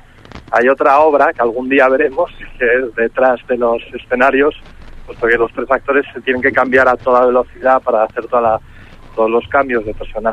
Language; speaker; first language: Spanish; native; Spanish